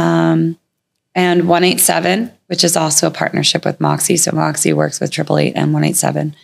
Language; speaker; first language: English; native; English